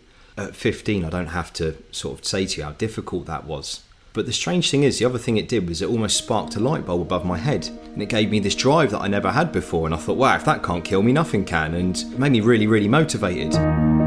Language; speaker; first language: English; native; English